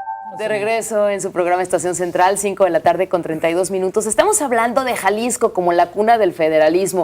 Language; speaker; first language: Spanish; native; Spanish